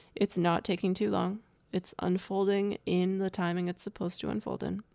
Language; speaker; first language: English; native; English